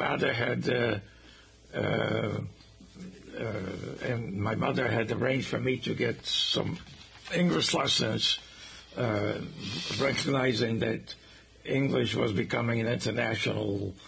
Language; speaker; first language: English; non-native, fluent; Portuguese